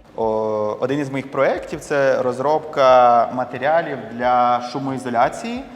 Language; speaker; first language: Ukrainian; native; Ukrainian